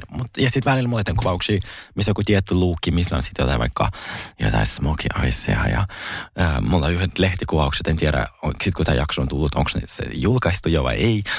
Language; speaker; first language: Finnish; early bilingual, other home language; Russian